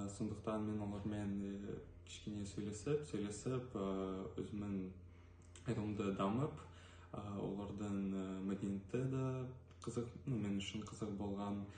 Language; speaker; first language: Kazakh; non-native, local second language; Russian